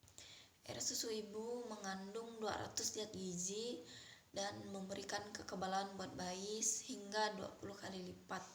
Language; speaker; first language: Indonesian; native; Indonesian